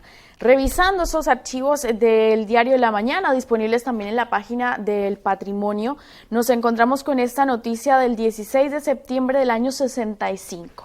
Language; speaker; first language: Spanish; native; Spanish